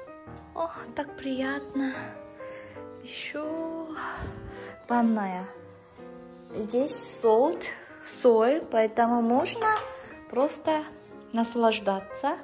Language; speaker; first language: Russian; non-native, learner; Korean